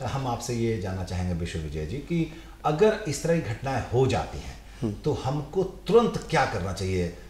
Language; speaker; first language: Hindi; native; Hindi